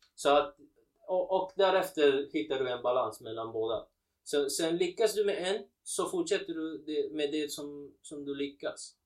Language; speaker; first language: Swedish; non-native, fluent; Sinhala